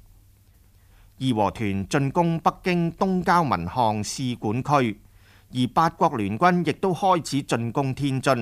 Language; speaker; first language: Chinese; non-native, local second language; Cantonese